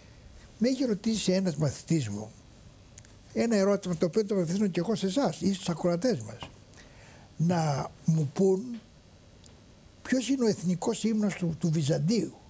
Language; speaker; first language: Greek; native; Greek